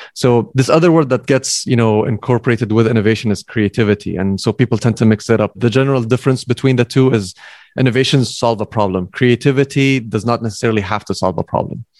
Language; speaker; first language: English; non-native, fluent; Arabic